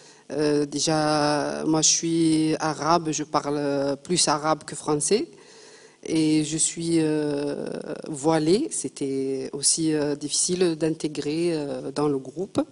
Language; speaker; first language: French; non-native, fluent; Arabic